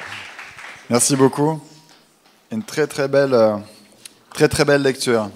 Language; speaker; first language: French; native; French